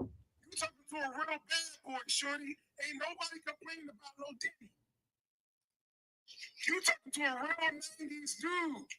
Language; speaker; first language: English; native; English